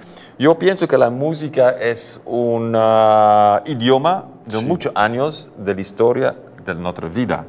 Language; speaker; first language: Spanish; non-native, learner; Dutch